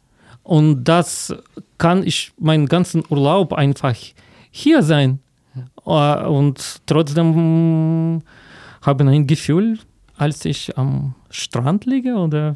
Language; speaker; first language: German; non-native, fluent; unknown